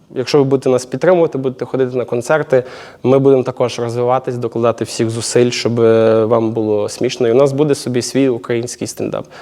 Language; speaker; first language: Ukrainian; native; Ukrainian